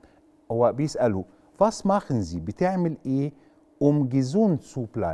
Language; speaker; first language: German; non-native, fluent; Arabic